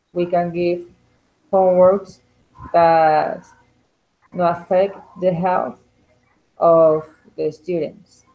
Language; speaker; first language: English; non-native, learner; Spanish